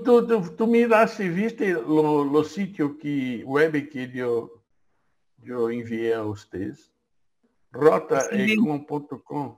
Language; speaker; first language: Spanish; non-native, learner; Portuguese